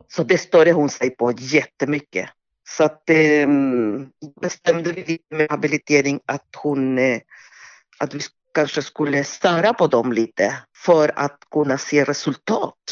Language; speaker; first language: Swedish; non-native, fluent; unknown